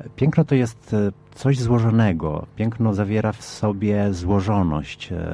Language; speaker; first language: Polish; non-native, fluent; Italian